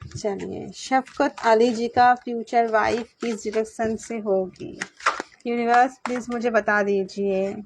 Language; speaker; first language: Hindi; non-native, local second language; Bangla